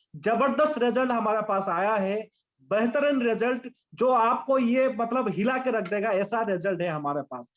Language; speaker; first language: Hindi; non-native, local second language; Bangla